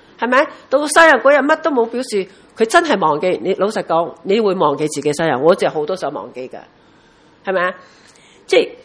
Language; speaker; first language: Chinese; non-native, local second language; Cantonese